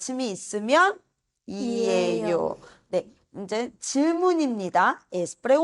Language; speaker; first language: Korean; non-native, fluent; Spanish